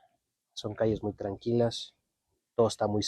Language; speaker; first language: Spanish; native; Spanish